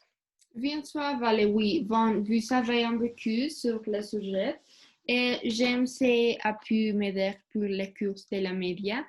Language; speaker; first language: French; non-native, learner; Spanish